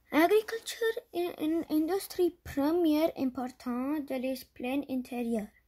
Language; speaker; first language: French; non-native, learner; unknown